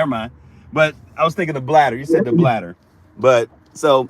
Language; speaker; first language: English; native; English